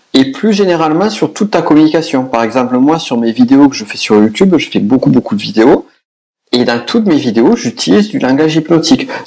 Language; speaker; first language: French; native; French